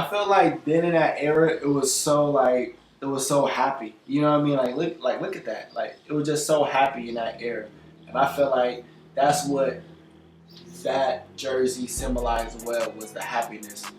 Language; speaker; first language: English; native; English